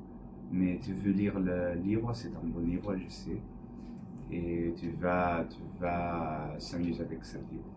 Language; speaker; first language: French; non-native, learner; English